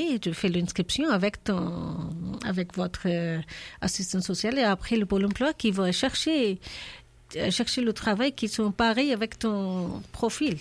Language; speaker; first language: French; non-native, learner; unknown